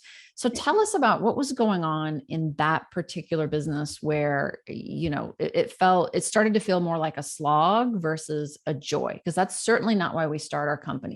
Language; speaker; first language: English; native; English